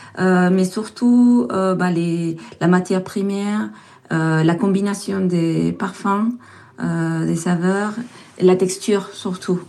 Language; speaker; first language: French; non-native, fluent; Spanish